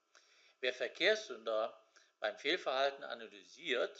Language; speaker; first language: German; native; German